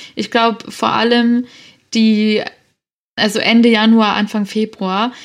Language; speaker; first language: German; native; German